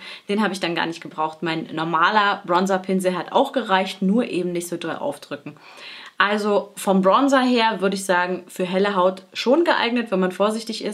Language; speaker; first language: German; native; German